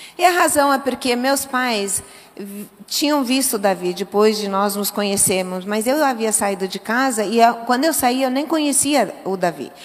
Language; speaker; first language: Portuguese; early bilingual, other home language; English